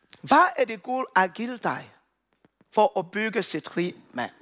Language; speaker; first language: Danish; non-native, learner; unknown